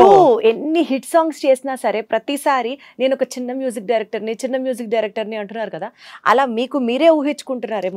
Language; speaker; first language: Telugu; native; Telugu